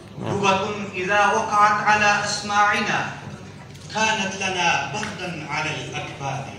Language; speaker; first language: Arabic; non-native, fluent; Urdu